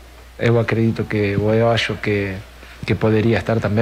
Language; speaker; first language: Portuguese; non-native, fluent; Spanish